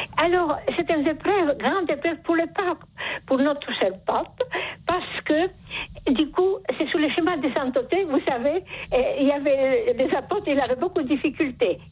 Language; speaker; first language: French; non-native, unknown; Polish